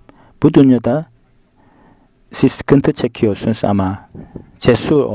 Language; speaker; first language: Turkish; non-native, fluent; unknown